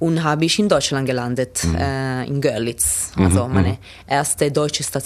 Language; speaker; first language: German; non-native, learner; Italian